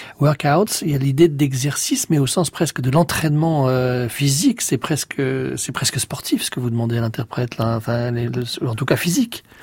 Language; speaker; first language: French; native; French